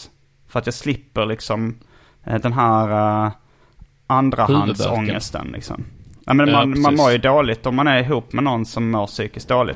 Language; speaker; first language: Swedish; native; Swedish